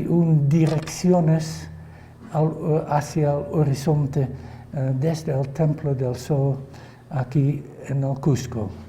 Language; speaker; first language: Spanish; non-native, fluent; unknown